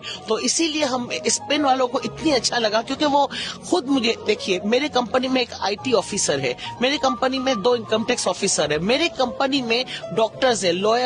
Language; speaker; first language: Hindi; native; Hindi